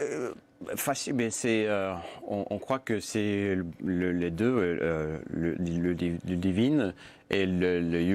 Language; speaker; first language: French; non-native, learner; English